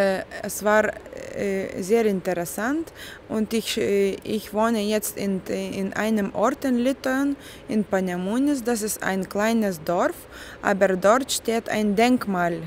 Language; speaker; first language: German; non-native, fluent; Lithuanian